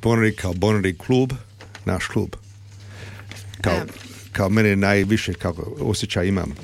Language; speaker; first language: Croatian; early bilingual, heritage; Serbian